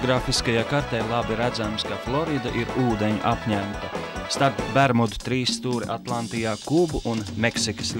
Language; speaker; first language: Latvian; native; Latvian